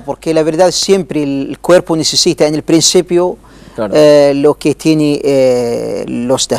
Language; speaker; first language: Spanish; non-native, learner; Arabic